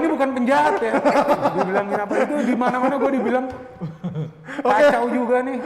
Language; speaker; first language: Indonesian; native; Indonesian